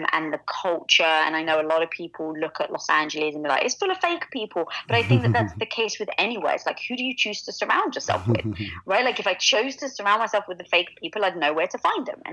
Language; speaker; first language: English; native; English